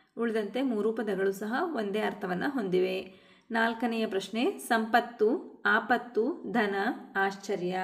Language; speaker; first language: Kannada; native; Kannada